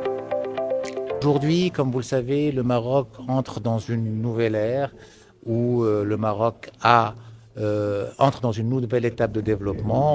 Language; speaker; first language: French; non-native, local second language; Arabic